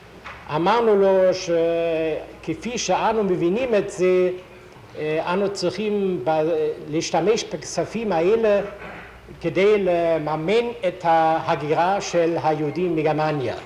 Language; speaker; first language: Hebrew; non-native, fluent; German